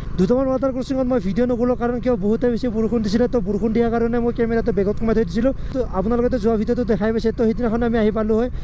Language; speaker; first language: Assamese; non-native, local second language; Bodo